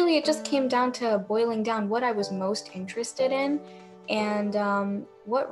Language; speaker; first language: English; native; English